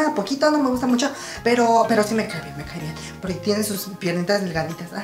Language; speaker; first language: Spanish; native; Spanish